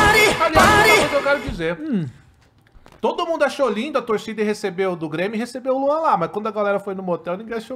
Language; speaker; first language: Portuguese; native; Portuguese